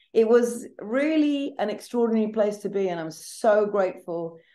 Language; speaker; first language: English; native; English